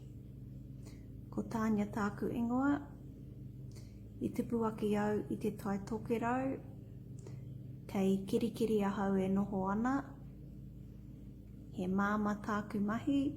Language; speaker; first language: Māori; non-native, local second language; English